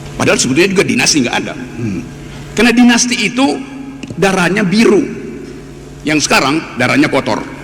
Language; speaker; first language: Indonesian; native; Indonesian